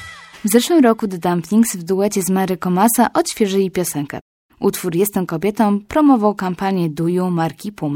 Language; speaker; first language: Polish; native; Polish